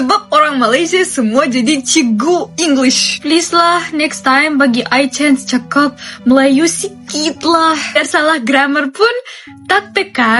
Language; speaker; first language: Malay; non-native, learner; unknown